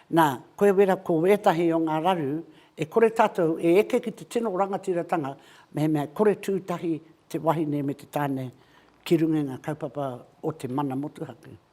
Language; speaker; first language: Māori; native; Māori